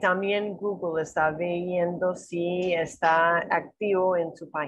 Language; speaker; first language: Spanish; non-native, learner; English